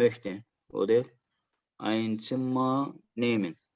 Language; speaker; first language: German; non-native, learner; Azerbaijani